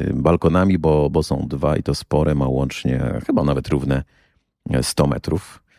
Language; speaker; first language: Polish; native; Polish